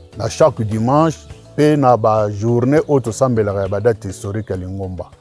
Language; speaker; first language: Lingala; non-native, local second language; Kongo